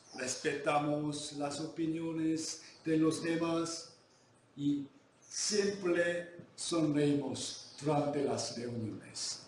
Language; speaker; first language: Spanish; non-native, fluent; Korean